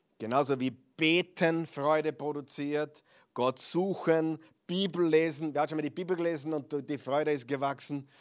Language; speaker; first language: German; non-native, fluent; English